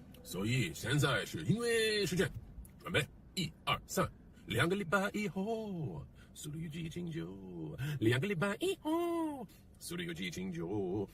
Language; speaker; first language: Chinese; non-native, learner; English